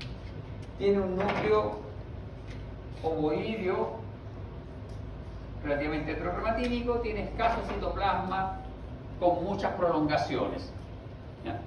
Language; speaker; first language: Spanish; native; Spanish